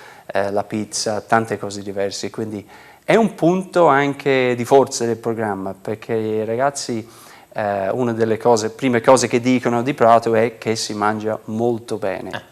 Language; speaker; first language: Italian; non-native, fluent; English